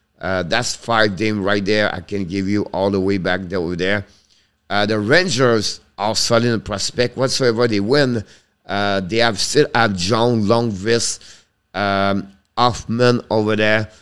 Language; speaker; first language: English; non-native, fluent; French